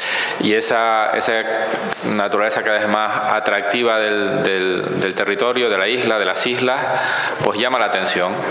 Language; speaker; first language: Spanish; native; Spanish